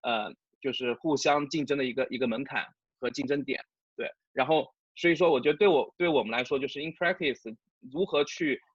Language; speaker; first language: Chinese; native; Chinese